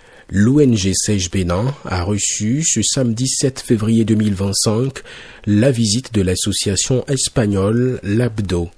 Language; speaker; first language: French; native; French